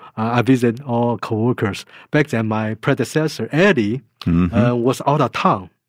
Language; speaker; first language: English; non-native, fluent; Chinese